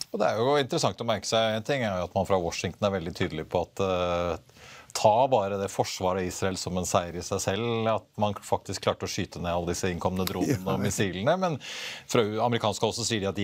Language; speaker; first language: Norwegian; native; Norwegian